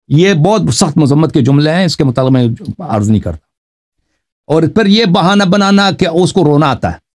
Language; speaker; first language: Urdu; non-native, fluent; Persian